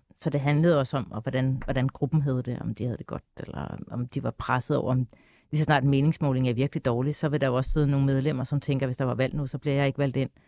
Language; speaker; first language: Danish; native; Danish